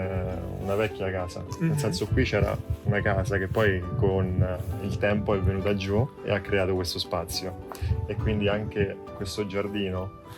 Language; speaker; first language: Italian; native; Italian